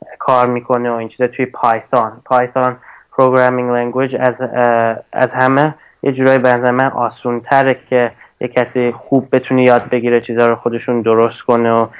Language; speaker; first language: Persian; early bilingual, heritage; Persian